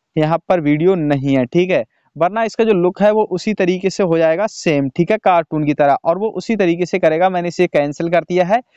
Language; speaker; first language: Hindi; native; Hindi